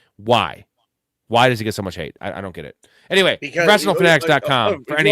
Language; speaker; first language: English; native; English